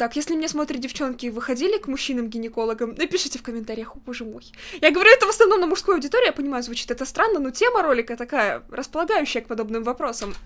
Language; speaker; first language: Russian; native; Russian